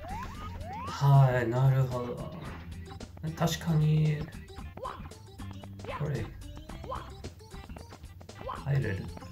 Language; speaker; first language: Japanese; non-native, learner; English